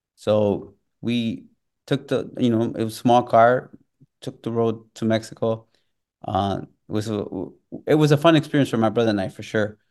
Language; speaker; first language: English; native; English